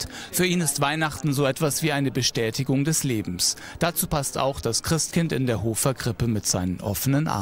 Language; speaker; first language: German; native; German